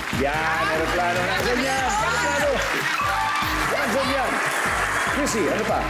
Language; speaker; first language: Filipino; native; Filipino